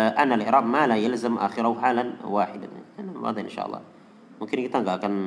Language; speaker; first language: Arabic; non-native, fluent; Indonesian